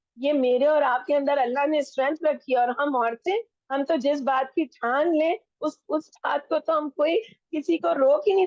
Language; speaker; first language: Urdu; non-native, local second language; Punjabi